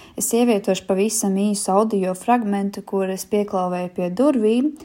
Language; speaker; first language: Latvian; native; Latvian